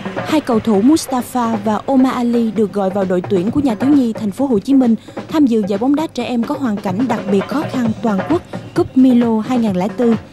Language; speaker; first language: Vietnamese; native; Vietnamese